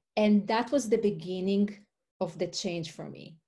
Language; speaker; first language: English; non-native, fluent; Hebrew